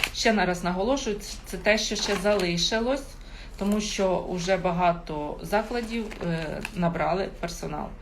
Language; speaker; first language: Ukrainian; non-native, local second language; Russian